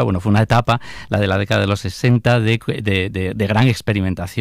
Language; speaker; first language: Spanish; native; Spanish